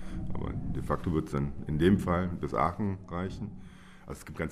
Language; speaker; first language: German; native; German